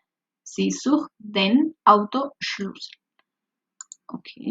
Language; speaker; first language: German; non-native, fluent; Spanish